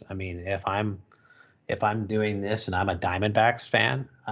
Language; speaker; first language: English; native; English